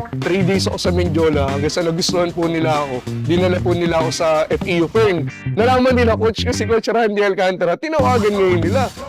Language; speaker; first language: Filipino; native; Filipino